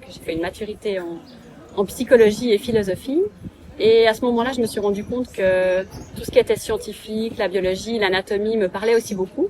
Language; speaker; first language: French; native; French